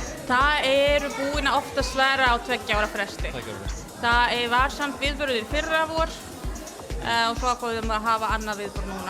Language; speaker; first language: Icelandic; non-native, fluent; Latvian